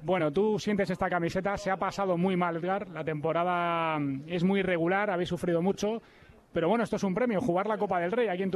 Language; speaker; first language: Spanish; native; Spanish